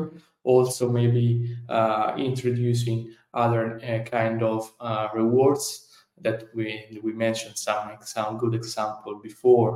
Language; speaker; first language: English; non-native, fluent; Italian